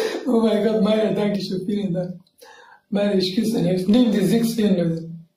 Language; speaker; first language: German; non-native, learner; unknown